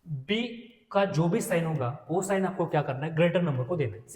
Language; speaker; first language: Hindi; non-native, local second language; Marathi